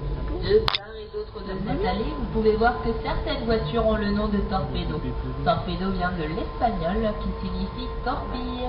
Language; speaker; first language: French; native; French